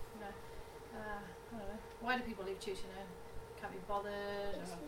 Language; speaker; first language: English; native; English